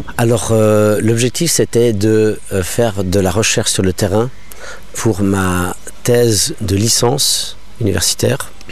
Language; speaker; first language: French; non-native, local second language; English